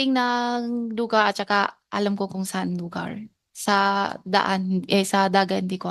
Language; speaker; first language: Filipino; non-native, learner; Chinese